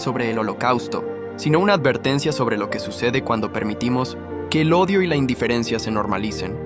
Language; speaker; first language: Spanish; native; Spanish